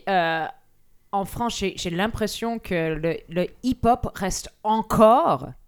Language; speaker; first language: French; early bilingual, other home language; English